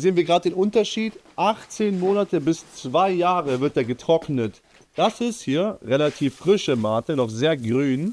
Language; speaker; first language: German; native; German